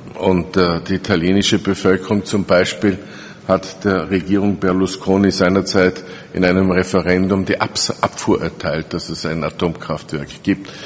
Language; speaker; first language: German; native; German